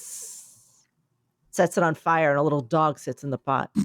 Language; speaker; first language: English; native; English